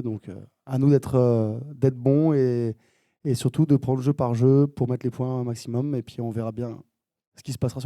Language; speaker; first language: French; native; French